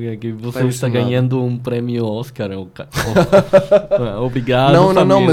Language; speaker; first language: Portuguese; non-native, fluent; Korean